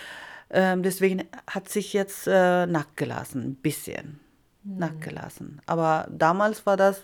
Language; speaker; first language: German; non-native, fluent; Iloko